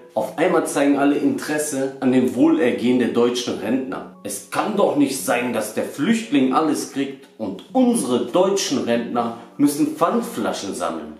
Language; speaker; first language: German; early bilingual, other home language; Albanian